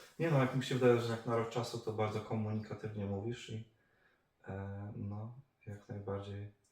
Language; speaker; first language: Polish; native; Polish